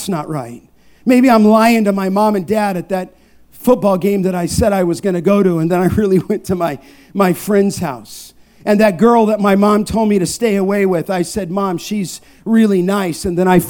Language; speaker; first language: English; native; English